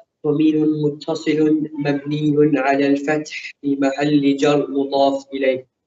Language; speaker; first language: Arabic; non-native, learner; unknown